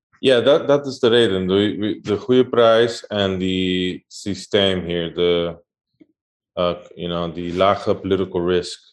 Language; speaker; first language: Dutch; non-native, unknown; Spanish